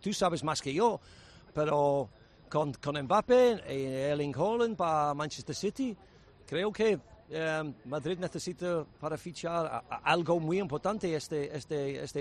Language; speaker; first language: Spanish; non-native, learner; English